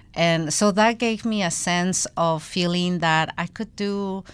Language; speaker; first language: English; non-native, fluent; Spanish